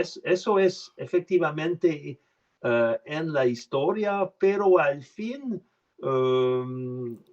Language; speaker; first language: Spanish; non-native, learner; French